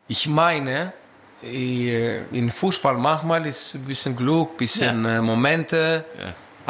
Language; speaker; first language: German; non-native, learner; Greek